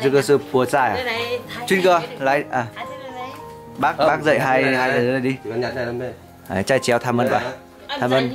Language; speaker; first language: Chinese; non-native, fluent; Vietnamese